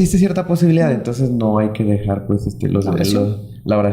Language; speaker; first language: Spanish; native; Spanish